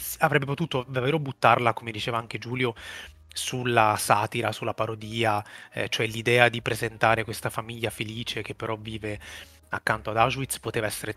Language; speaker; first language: Italian; native; Italian